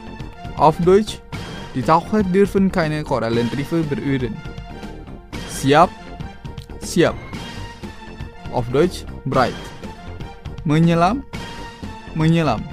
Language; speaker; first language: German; non-native, fluent; Indonesian